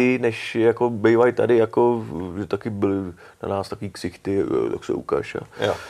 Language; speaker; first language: Czech; native; Czech